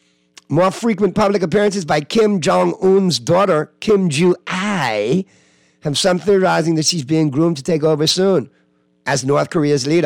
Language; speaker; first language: English; native; English